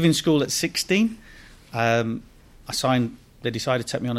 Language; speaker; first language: English; native; English